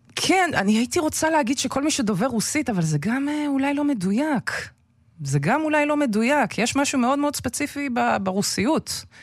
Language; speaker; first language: Hebrew; early bilingual, other home language; Russian